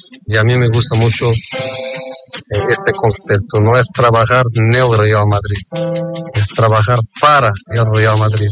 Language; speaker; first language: Spanish; non-native, fluent; Portuguese